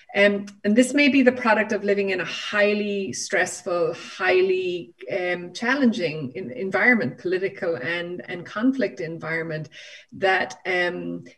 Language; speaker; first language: English; native; English